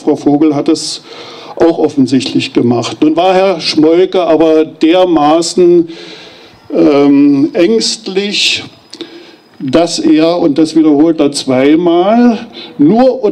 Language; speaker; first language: German; native; German